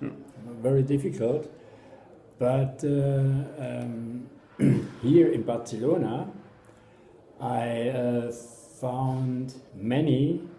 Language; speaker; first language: English; non-native, learner; German